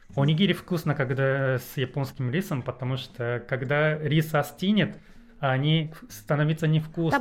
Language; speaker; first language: Russian; non-native, fluent; Japanese